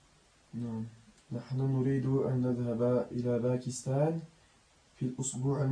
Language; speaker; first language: Arabic; non-native, learner; French